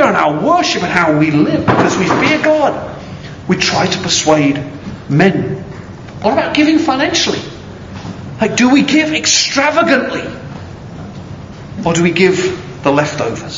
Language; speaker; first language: English; native; English